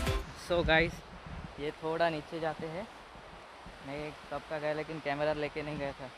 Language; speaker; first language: Hindi; non-native, local second language; Gujarati